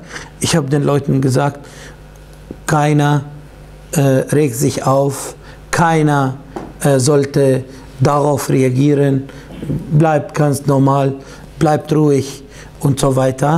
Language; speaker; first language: German; non-native, fluent; Arabic